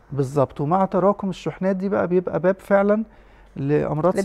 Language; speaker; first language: Arabic; native; Arabic